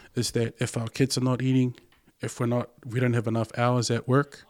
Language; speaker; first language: English; non-native, local second language; Samoan